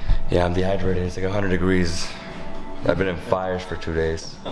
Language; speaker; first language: English; early bilingual, other home language; Spanish